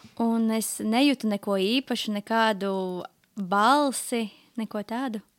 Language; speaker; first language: Latvian; native; Latvian